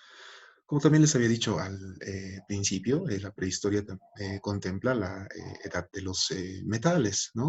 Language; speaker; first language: Spanish; native; Spanish